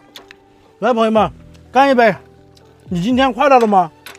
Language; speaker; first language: Chinese; native; Chinese